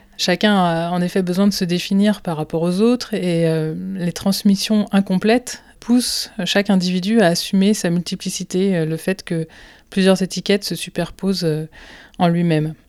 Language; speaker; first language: French; native; French